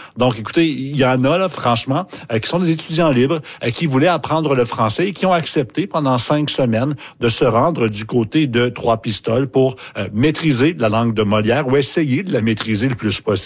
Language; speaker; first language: French; native; French